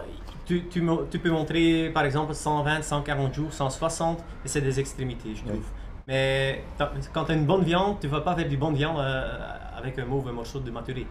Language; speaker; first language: French; non-native, local second language; Dutch